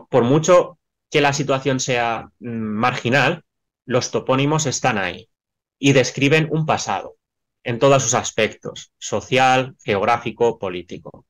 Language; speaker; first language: Spanish; native; Spanish